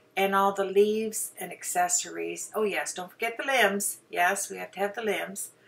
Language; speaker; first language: English; native; English